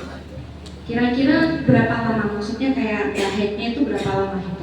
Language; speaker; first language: Indonesian; native; Indonesian